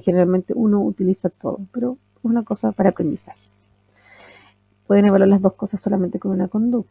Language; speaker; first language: Spanish; native; Spanish